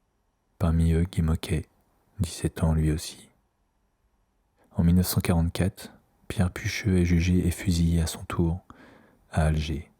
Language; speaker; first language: French; native; French